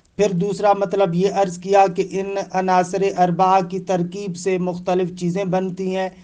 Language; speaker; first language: Urdu; native; Urdu